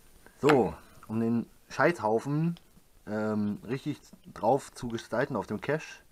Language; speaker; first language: German; native; German